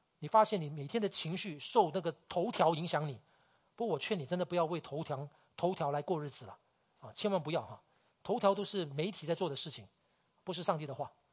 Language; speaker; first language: Chinese; native; Chinese